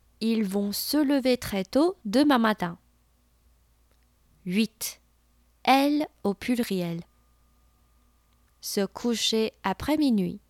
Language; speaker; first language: French; non-native, fluent; Chinese